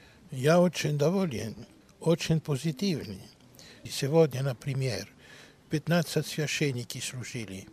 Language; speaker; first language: Russian; non-native, learner; Greek